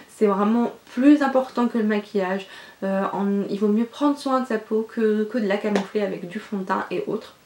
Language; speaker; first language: French; non-native, local second language; Arabic